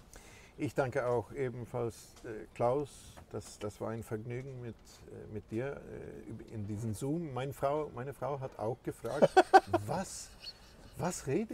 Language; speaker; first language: German; non-native, fluent; Swedish